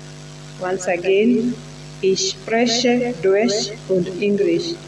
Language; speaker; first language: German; non-native, learner; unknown